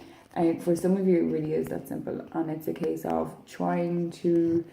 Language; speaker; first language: English; native; English